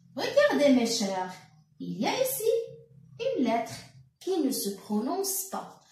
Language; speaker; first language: French; non-native, local second language; Arabic